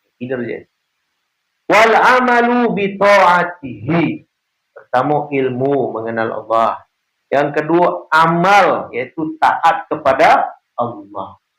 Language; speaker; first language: Malay; non-native, local second language; Minangkabau